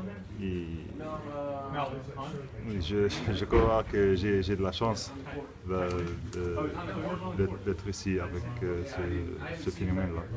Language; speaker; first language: French; non-native, local second language; Arabic